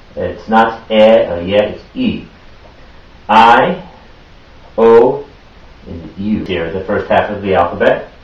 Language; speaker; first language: English; native; English